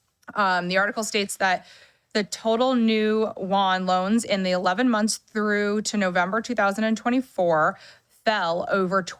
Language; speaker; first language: English; native; English